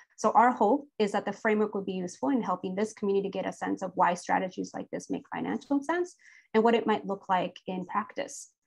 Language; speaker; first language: English; native; English